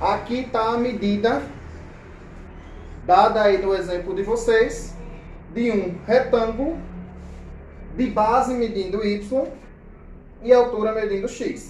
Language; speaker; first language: Portuguese; native; Portuguese